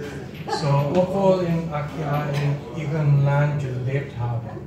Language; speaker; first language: German; non-native, learner; English